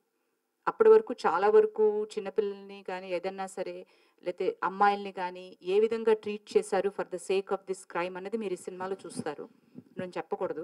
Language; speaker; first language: Telugu; native; Telugu